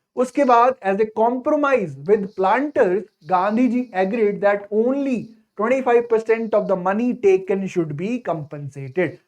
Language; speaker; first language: Hindi; native; Hindi